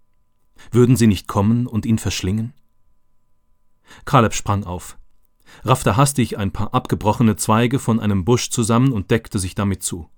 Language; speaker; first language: German; native; German